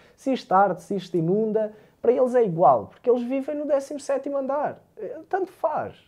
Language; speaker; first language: Portuguese; early bilingual, other home language; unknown